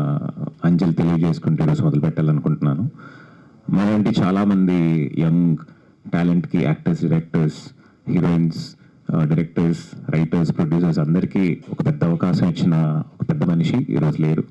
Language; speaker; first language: Telugu; native; Telugu